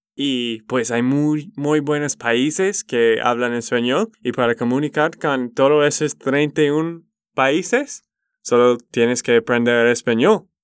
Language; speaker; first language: Spanish; non-native, learner; English